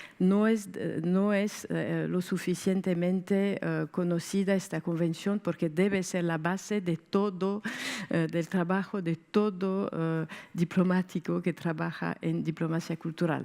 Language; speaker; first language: Spanish; non-native, fluent; French